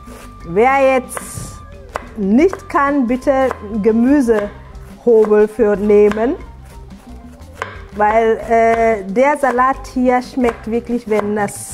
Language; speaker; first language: German; non-native, fluent; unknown